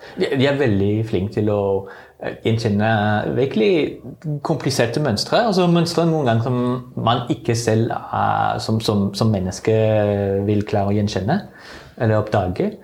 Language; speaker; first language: Norwegian; non-native, fluent; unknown